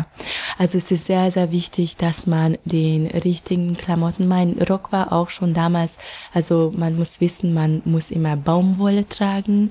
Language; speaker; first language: German; non-native, fluent; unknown